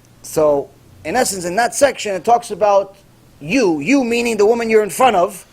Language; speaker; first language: English; non-native, fluent; Hebrew